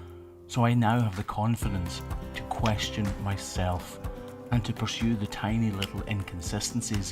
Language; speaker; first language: English; native; English